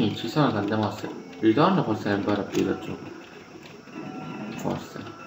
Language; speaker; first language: Italian; native; Italian